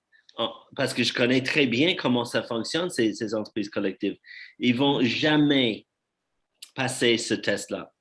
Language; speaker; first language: French; non-native, fluent; English